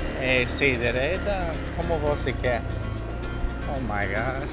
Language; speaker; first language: Portuguese; non-native, learner; English